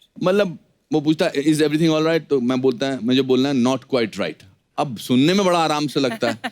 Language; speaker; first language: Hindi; native; Hindi